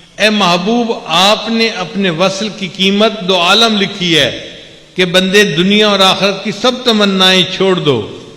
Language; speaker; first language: Urdu; non-native, local second language; Punjabi